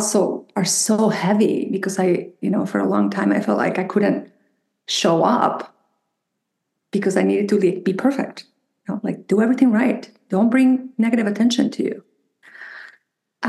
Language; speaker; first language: English; non-native, fluent; Spanish